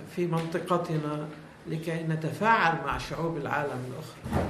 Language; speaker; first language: Arabic; native; Arabic